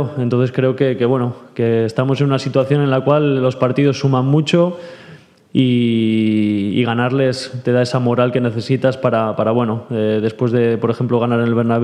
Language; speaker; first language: Spanish; native; Spanish